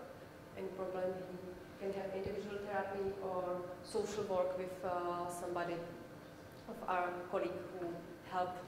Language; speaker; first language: English; non-native, learner; Czech